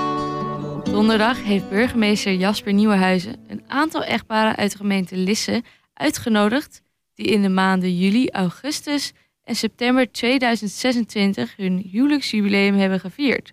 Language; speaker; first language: Dutch; native; Dutch